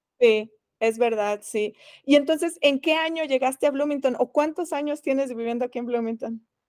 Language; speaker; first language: Spanish; native; Spanish